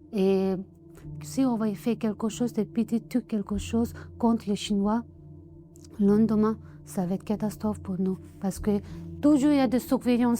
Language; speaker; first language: French; non-native, learner; Tibetan